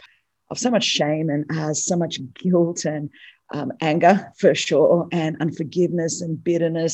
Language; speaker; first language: English; non-native, local second language; Greek